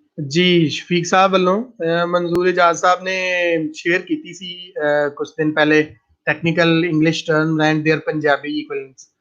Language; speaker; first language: Punjabi; native; Punjabi